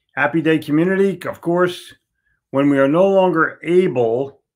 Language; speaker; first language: English; native; English